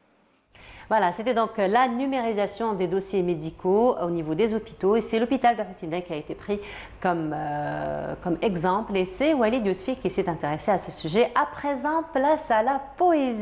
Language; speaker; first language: French; native; French